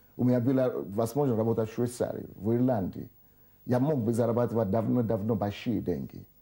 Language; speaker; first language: Russian; non-native, fluent; Yoruba